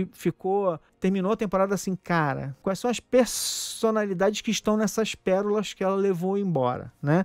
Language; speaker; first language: Portuguese; native; Portuguese